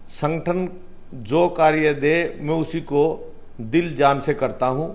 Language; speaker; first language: Hindi; native; Hindi